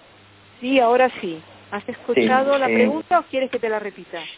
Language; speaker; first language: Spanish; native; Spanish